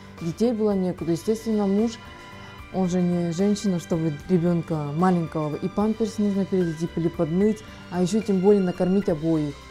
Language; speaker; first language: Russian; non-native, fluent; Azerbaijani